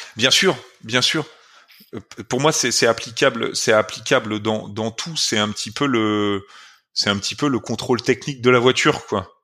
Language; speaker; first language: French; native; French